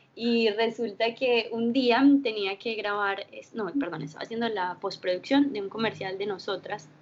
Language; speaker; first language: Spanish; early bilingual, heritage; Spanish